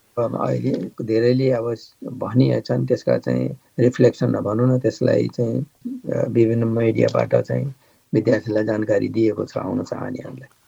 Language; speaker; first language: Nepali; native; Nepali